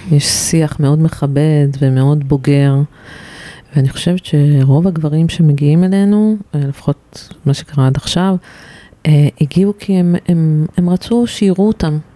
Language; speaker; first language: Hebrew; native; Hebrew